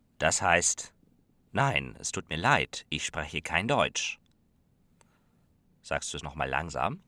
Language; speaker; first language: German; non-native, fluent; Dutch